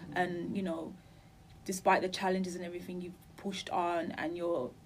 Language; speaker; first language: English; native; English